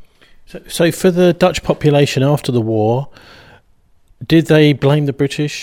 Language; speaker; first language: English; native; English